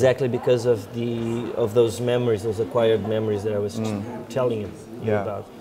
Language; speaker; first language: English; non-native, fluent; Portuguese